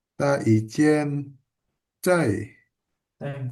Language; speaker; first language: Chinese; non-native, learner; Indonesian